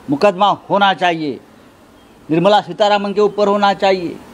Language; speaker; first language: Hindi; non-native, local second language; Marathi